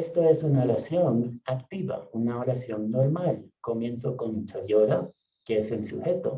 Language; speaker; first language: Spanish; non-native, fluent; English